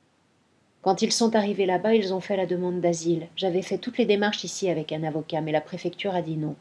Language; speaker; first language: French; non-native, fluent; Spanish